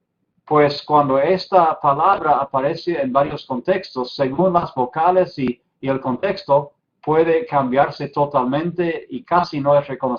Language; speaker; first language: Spanish; non-native, fluent; English